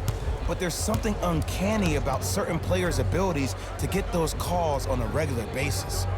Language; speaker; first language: English; native; English